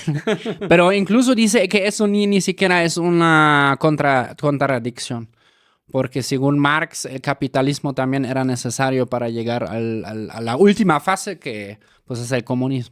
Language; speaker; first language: Spanish; native; Spanish